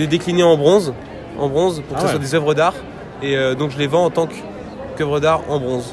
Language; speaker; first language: French; native; French